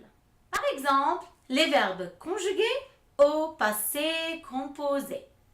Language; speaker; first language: French; non-native, fluent; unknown